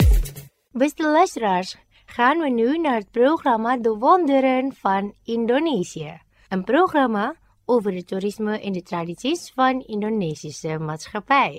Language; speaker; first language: Dutch; non-native, fluent; Indonesian